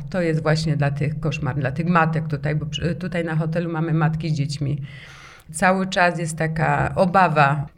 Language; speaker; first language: Polish; native; Polish